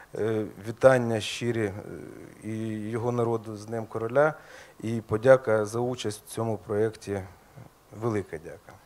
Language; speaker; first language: Ukrainian; native; Ukrainian